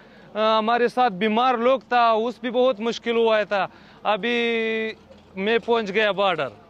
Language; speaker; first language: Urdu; non-native, learner; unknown